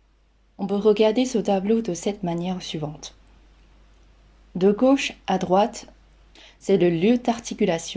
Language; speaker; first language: French; non-native, fluent; Chinese